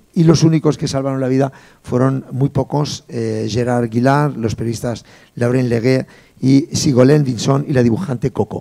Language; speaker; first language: Spanish; native; Spanish